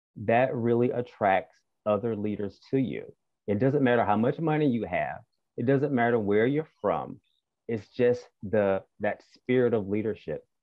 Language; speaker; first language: English; native; English